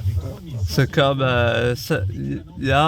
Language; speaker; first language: French; native; French